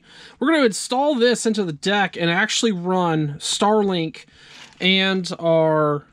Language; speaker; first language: English; native; English